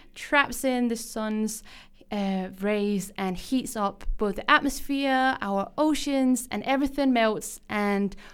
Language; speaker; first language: English; non-native, fluent; Danish